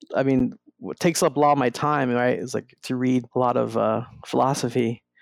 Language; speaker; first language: English; non-native, local second language; Spanish